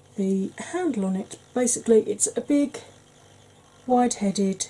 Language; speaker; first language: English; native; English